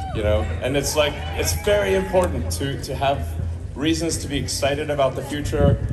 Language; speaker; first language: English; native; English